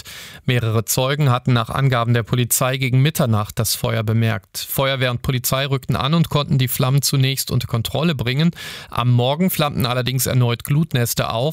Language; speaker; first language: German; native; German